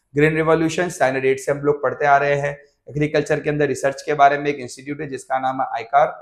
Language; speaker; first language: Hindi; non-native, local second language; Gujarati